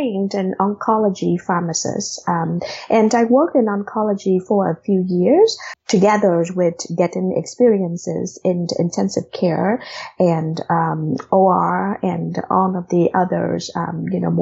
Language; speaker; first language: English; non-native, fluent; Vietnamese